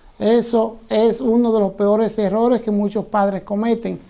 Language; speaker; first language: Spanish; native; Spanish